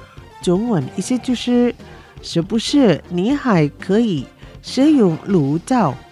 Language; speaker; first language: Chinese; non-native, local second language; Indonesian